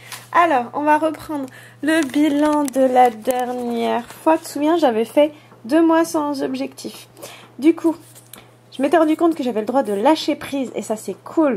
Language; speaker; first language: French; native; French